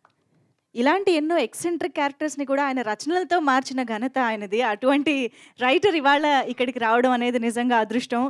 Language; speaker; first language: Telugu; native; Telugu